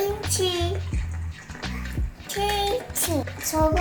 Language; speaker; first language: Korean; early bilingual, heritage; Korean